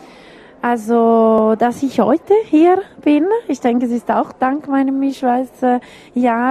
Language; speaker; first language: German; non-native, local second language; Italian